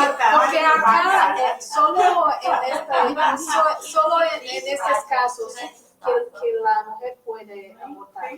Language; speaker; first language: Spanish; non-native, learner; Portuguese